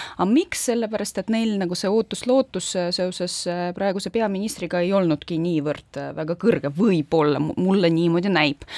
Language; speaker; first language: Estonian; non-native, local second language; Russian